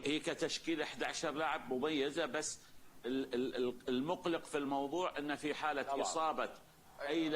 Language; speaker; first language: Arabic; native; Arabic